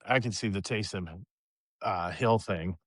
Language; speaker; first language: English; native; English